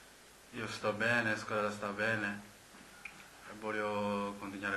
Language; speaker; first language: Italian; non-native, learner; Japanese